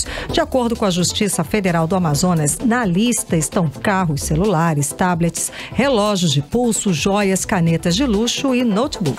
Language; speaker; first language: Portuguese; native; Portuguese